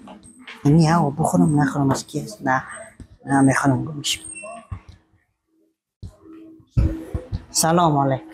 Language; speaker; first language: Persian; non-native, local second language; Hazaragi